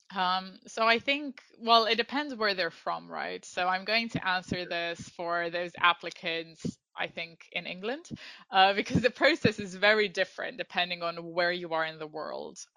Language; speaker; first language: English; non-native, fluent; Romanian